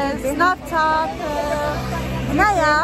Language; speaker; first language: Arabic; native; Arabic